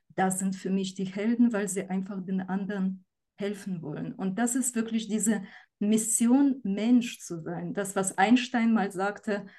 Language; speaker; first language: German; non-native, fluent; Ukrainian